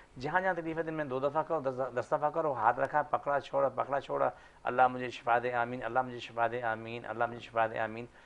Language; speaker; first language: Urdu; non-native, local second language; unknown